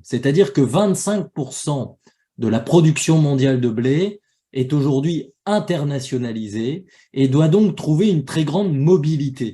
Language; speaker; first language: French; native; French